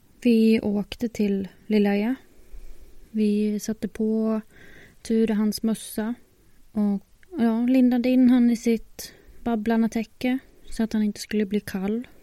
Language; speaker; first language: Swedish; native; Swedish